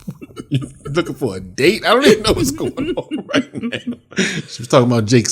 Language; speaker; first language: English; native; English